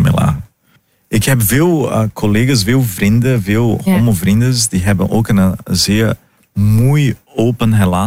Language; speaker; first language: Dutch; non-native, learner; Portuguese